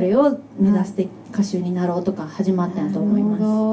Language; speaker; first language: Japanese; native; Japanese